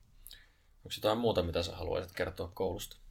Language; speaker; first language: Finnish; native; Finnish